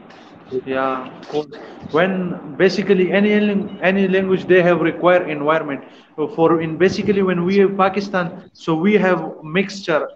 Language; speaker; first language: English; non-native, learner; Pashto